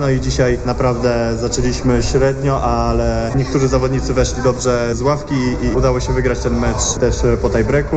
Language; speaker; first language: Polish; native; Polish